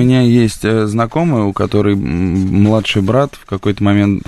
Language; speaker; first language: Russian; native; Russian